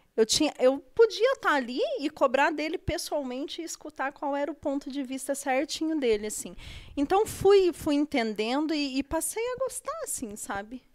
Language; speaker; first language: Portuguese; native; Portuguese